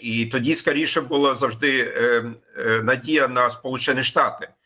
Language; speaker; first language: Ukrainian; non-native, fluent; German